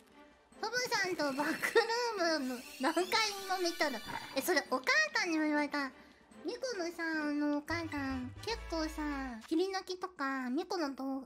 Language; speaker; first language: Japanese; native; Japanese